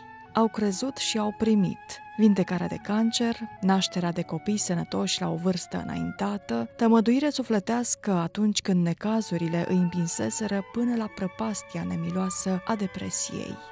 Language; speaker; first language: Romanian; native; Romanian